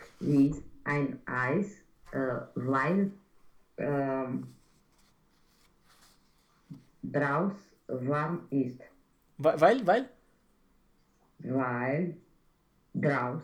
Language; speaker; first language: German; non-native, learner; Romanian